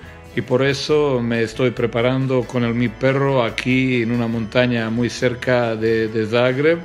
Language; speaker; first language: Spanish; non-native, learner; Croatian